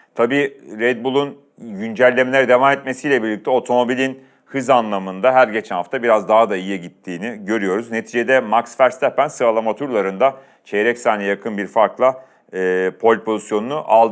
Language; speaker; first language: Turkish; native; Turkish